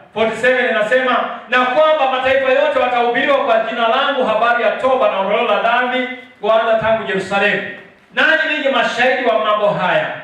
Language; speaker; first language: Swahili; non-native, local second language; Luyia